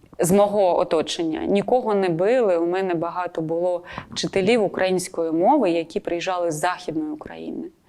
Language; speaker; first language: Ukrainian; non-native, local second language; Russian